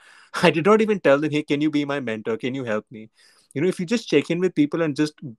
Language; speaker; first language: English; non-native, local second language; Hindi